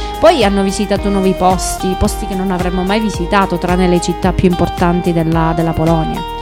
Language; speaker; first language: Italian; native; Italian